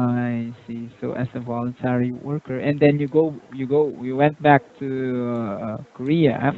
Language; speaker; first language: English; non-native, local second language; Filipino